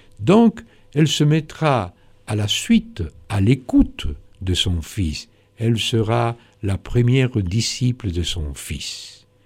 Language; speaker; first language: French; non-native, fluent; Spanish